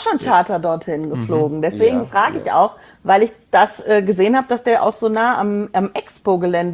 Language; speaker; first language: German; native; German